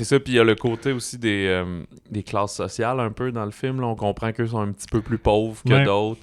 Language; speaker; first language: French; native; French